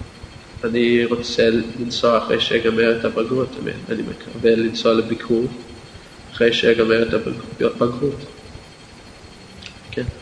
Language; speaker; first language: Hebrew; non-native, fluent; English